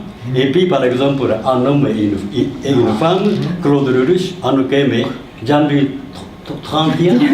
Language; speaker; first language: French; non-native, learner; Japanese